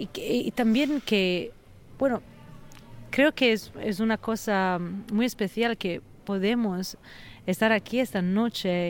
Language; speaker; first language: Spanish; non-native, fluent; Italian